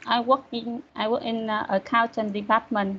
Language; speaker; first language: English; non-native, learner; Vietnamese